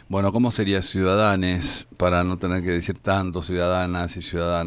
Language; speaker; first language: Spanish; native; Spanish